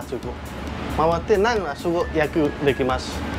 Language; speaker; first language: Japanese; non-native, learner; Nepali